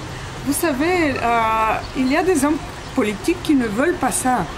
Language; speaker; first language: French; non-native, fluent; Bulgarian